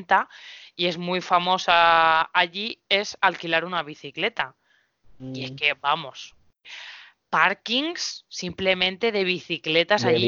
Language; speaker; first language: Spanish; native; Spanish